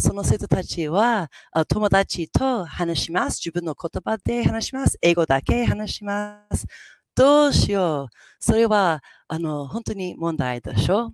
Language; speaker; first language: Japanese; non-native, learner; English